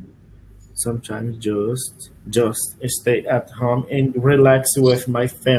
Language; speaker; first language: English; non-native, learner; Portuguese